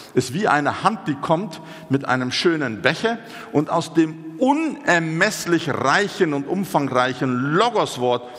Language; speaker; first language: German; non-native, fluent; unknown